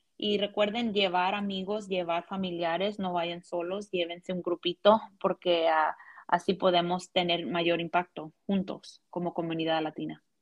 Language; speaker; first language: Spanish; early bilingual, heritage; Spanish